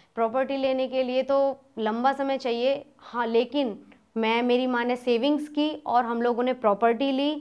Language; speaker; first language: Hindi; native; Hindi